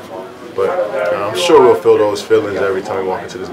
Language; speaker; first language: English; native; English